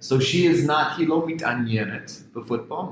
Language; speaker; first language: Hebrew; non-native, fluent; English